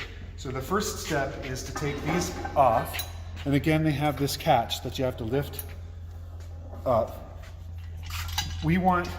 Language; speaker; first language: English; native; English